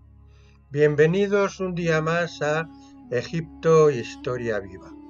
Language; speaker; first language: Spanish; native; Spanish